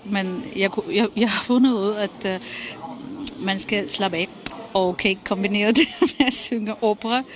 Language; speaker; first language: Danish; non-native, fluent; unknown